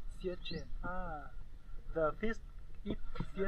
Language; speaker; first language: English; non-native, learner; Vietnamese